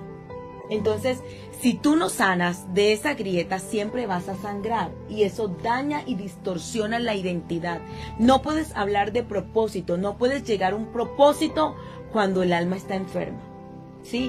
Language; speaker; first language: Spanish; native; Spanish